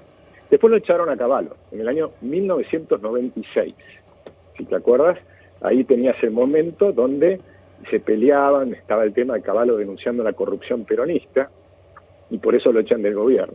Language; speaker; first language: Spanish; native; Spanish